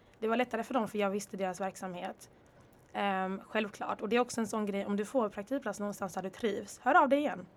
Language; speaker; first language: Swedish; early bilingual, other home language; Kinyarwanda